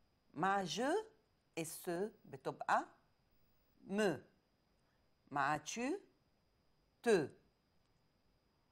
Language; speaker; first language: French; non-native, fluent; Arabic